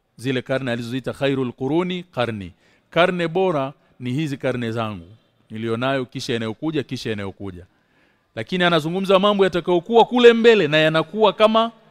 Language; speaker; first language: Swahili; native; Swahili